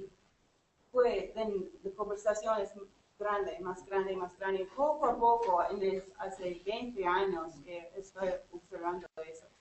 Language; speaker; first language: Spanish; non-native, learner; English